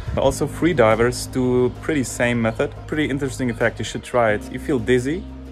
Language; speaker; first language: English; non-native, fluent; German